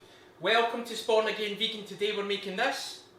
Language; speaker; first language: English; native; English